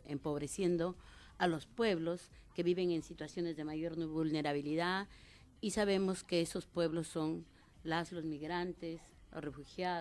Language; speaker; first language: Spanish; native; Spanish